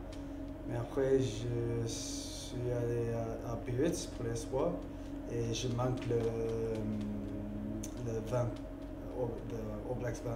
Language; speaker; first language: French; non-native, learner; English